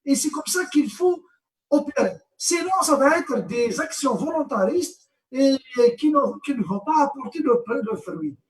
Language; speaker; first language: French; non-native, local second language; Arabic